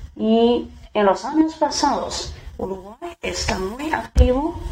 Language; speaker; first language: Spanish; non-native, fluent; Chinese